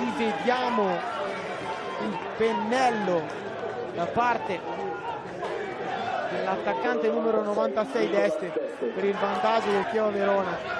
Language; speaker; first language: Italian; native; Italian